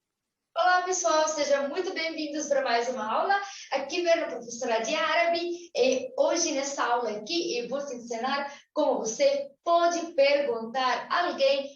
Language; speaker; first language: Portuguese; non-native, fluent; Arabic